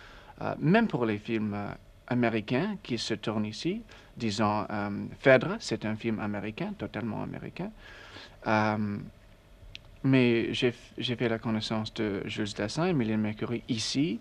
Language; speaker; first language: French; non-native, learner; English